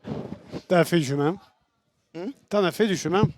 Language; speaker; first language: French; native; French